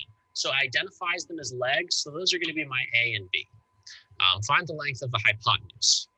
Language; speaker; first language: English; native; English